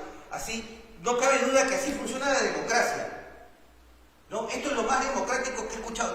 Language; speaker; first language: Spanish; native; Spanish